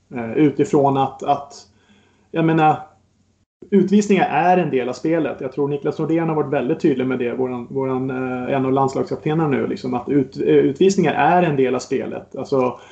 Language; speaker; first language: Swedish; native; Swedish